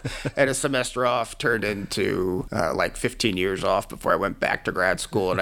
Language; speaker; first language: English; native; English